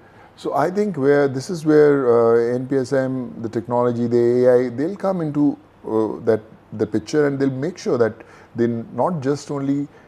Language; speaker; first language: English; non-native, local second language; Punjabi